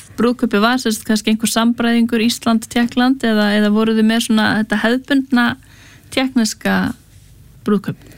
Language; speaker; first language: Icelandic; native; Icelandic